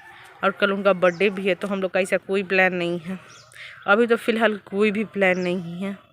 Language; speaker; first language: Hindi; native; Hindi